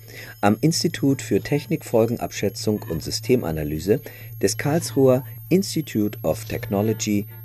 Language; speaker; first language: German; native; German